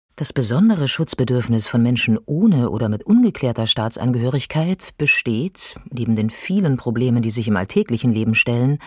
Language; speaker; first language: German; native; German